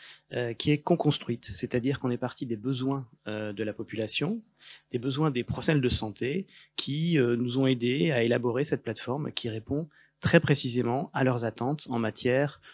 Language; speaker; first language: French; native; French